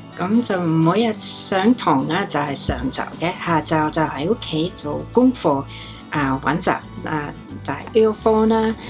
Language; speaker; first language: Cantonese; non-native, fluent; English